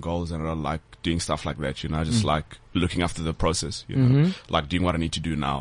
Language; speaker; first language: English; non-native, local second language; Zulu